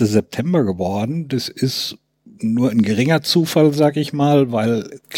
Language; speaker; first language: German; native; German